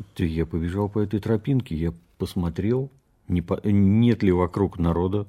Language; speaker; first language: Russian; native; Russian